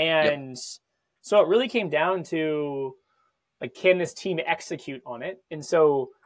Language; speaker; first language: English; native; English